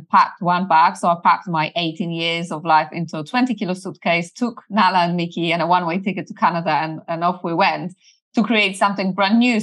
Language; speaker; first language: English; non-native, fluent; Polish